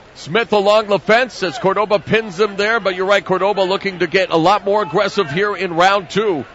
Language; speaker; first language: English; native; English